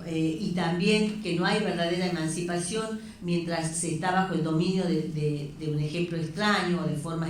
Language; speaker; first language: Spanish; native; Spanish